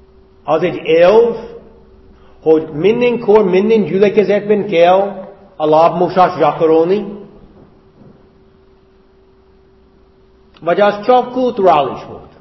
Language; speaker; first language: Hungarian; non-native, fluent; English